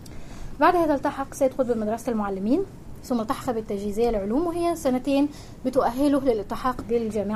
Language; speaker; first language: Arabic; native; Arabic